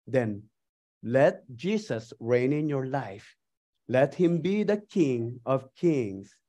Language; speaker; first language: English; non-native, local second language; Filipino